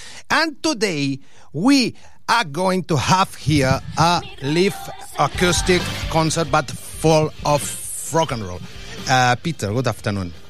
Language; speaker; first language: English; non-native, learner; Spanish